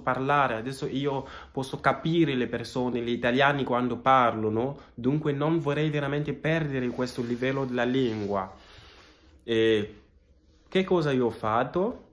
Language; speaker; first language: Italian; non-native, fluent; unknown